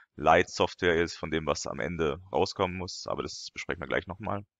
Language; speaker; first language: German; non-native, fluent; French